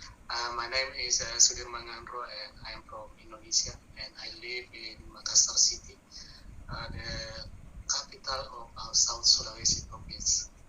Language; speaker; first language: English; non-native, learner; Buginese